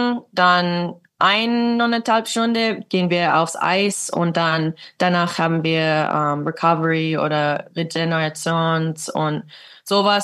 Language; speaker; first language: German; non-native, learner; English